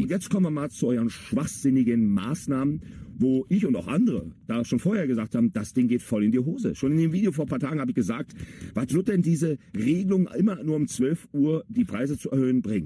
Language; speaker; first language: German; native; German